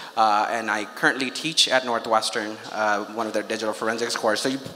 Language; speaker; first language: English; non-native, local second language; Urdu